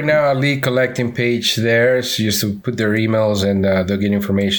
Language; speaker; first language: English; non-native, fluent; Spanish